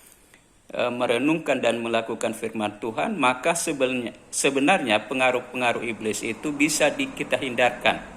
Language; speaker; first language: Indonesian; native; Indonesian